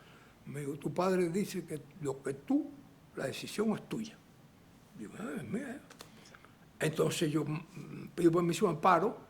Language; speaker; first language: Spanish; native; Spanish